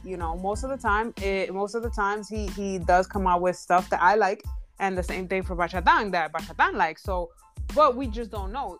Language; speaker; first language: English; early bilingual, other home language; Spanish